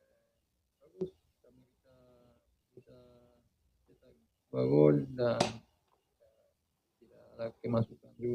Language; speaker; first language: Indonesian; non-native, fluent; Spanish